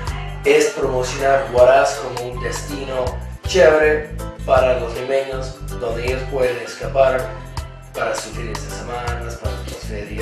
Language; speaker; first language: Spanish; non-native, fluent; English